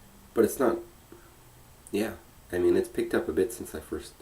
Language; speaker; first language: English; native; English